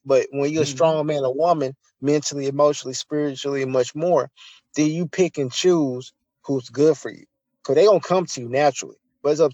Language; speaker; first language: English; native; English